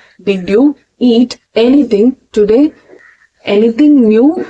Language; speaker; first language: English; non-native, local second language; Tamil